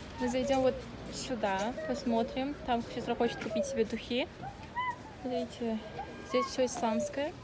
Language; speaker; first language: Russian; non-native, local second language; Tajik